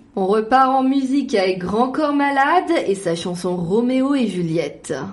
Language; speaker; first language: French; native; French